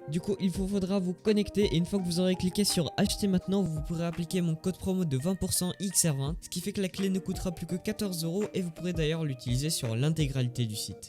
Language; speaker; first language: French; native; French